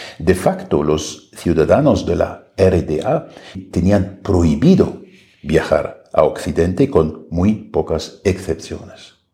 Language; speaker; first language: Spanish; non-native, fluent; German